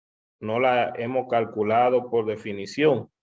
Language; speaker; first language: Spanish; native; Spanish